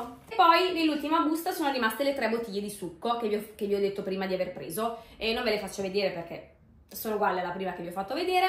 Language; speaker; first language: Italian; native; Italian